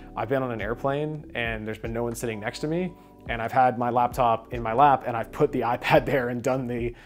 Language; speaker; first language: English; native; English